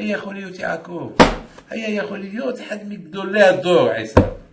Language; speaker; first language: Hebrew; non-native, fluent; French